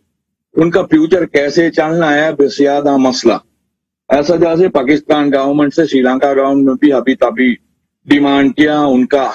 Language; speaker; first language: Hindi; non-native, learner; Sinhala